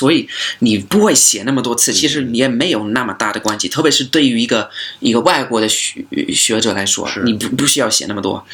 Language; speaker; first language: Chinese; non-native, fluent; English